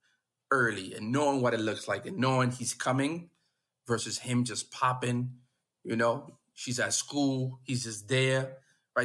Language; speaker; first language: English; native; English